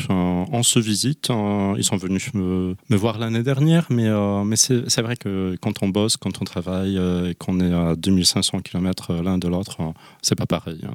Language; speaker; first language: French; non-native, fluent; Polish